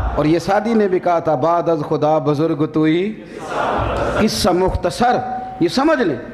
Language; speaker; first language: Urdu; non-native, local second language; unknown